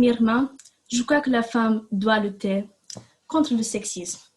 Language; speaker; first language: French; non-native, learner; Romanian